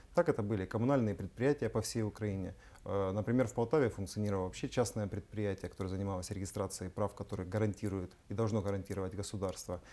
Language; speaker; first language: Russian; native; Russian